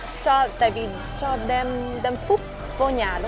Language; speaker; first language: Vietnamese; early bilingual, heritage; Vietnamese